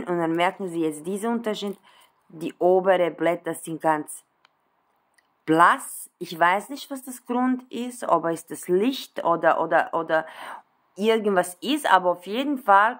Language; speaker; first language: German; non-native, fluent; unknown